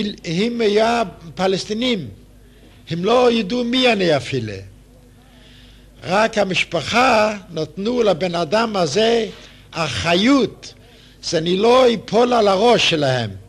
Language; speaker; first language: Hebrew; non-native, fluent; Yiddish